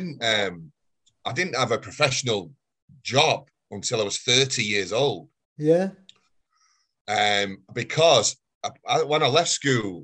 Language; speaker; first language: English; native; English